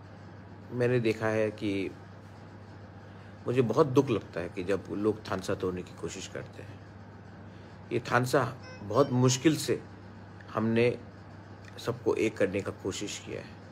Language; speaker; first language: Hindi; non-native, local second language; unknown